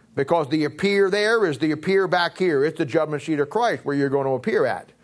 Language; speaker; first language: English; native; English